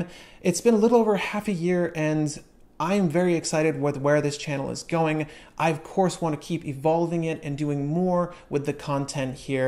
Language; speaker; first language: English; native; English